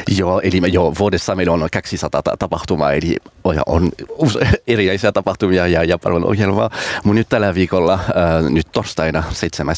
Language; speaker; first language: Finnish; non-native, fluent; French